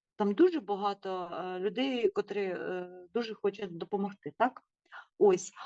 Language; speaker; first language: Ukrainian; non-native, local second language; Russian